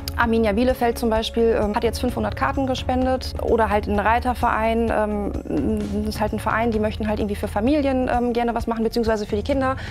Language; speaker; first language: German; early bilingual, other home language; Arabic